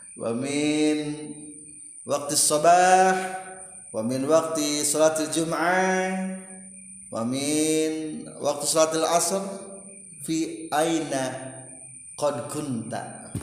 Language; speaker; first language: Arabic; non-native, learner; Indonesian